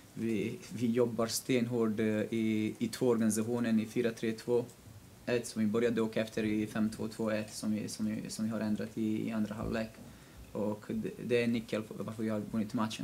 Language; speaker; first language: Swedish; non-native, local second language; Kurdish